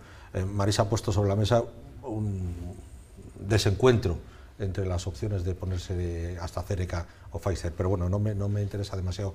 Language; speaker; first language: Spanish; native; Spanish